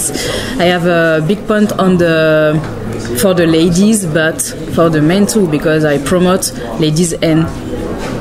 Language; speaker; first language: English; non-native, learner; French